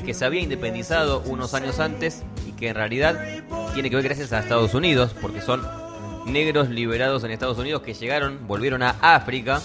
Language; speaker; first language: Spanish; native; Spanish